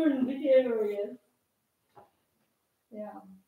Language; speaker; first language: English; non-native, learner; Russian